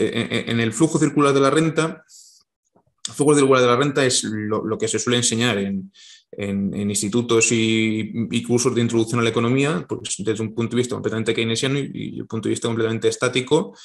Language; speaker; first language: Spanish; native; Spanish